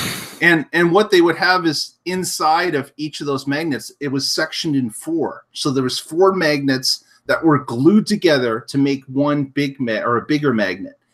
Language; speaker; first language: English; native; English